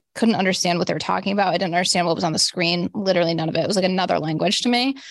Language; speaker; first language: English; native; English